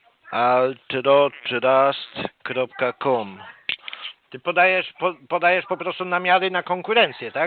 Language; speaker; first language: Polish; native; Polish